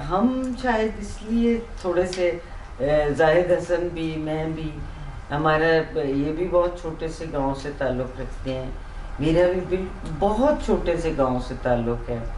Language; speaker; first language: Urdu; non-native, local second language; Punjabi